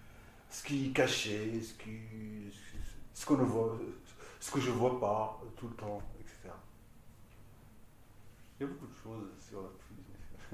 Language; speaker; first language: French; non-native, local second language; Arabic